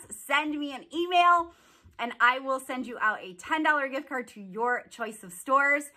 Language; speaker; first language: English; native; English